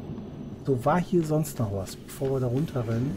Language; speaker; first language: German; native; German